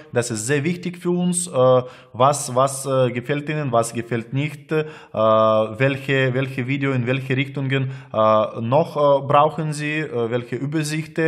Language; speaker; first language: German; non-native, learner; Russian